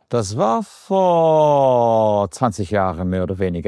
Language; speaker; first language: German; non-native, fluent; English